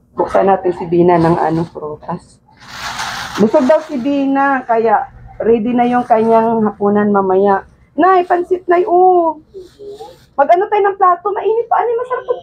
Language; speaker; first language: Filipino; non-native, local second language; Cebuano